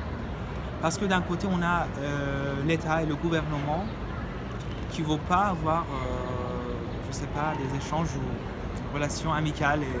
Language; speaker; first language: French; non-native, fluent; Persian